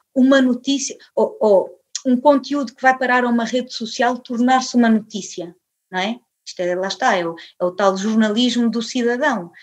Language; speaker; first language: Portuguese; early bilingual, other home language; English